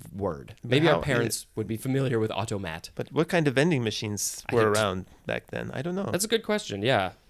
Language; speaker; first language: English; native; English